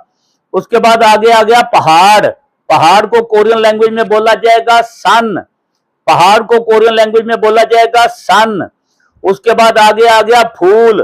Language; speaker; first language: Hindi; non-native, local second language; Punjabi